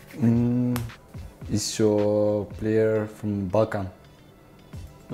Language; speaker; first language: English; non-native, learner; Dutch